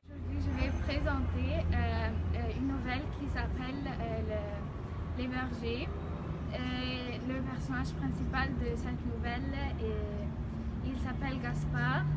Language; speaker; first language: French; non-native, fluent; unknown